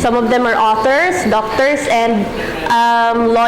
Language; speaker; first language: English; non-native, local second language; Filipino